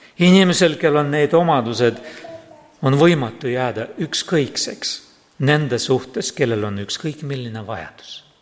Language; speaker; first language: Estonian; non-native, local second language; Russian